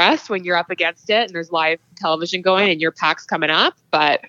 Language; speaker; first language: English; native; English